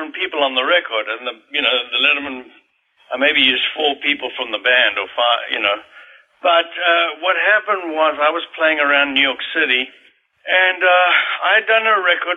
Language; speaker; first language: English; native; English